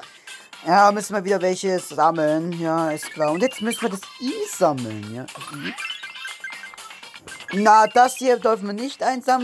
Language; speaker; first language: German; native; German